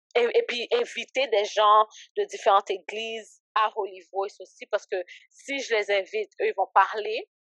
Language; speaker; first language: French; early bilingual, other home language; Haitian Creole